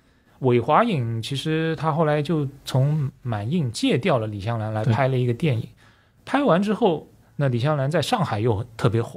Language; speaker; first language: Chinese; native; Chinese